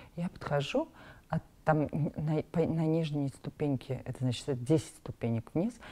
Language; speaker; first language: Russian; non-native, local second language; Armenian